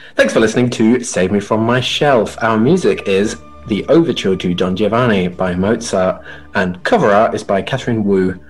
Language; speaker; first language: English; native; English